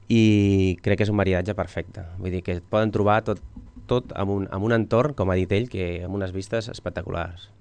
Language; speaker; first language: Catalan; native; Catalan